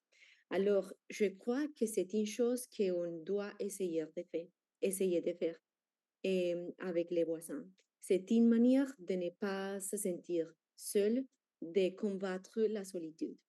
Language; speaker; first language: French; non-native, fluent; Spanish